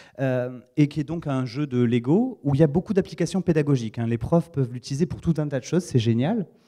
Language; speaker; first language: French; native; French